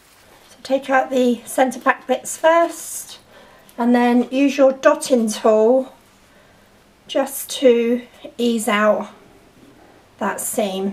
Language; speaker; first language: English; native; English